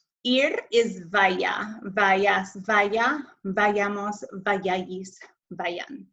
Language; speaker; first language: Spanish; non-native, fluent; English